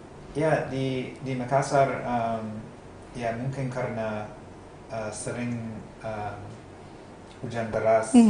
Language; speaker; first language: Indonesian; non-native, fluent; English